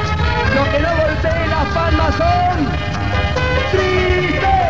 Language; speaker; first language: Spanish; native; Spanish